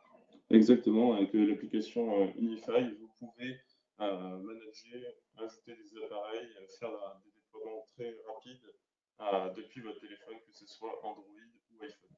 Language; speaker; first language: French; native; French